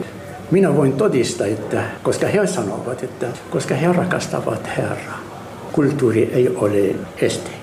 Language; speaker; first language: Finnish; non-native, learner; Arabic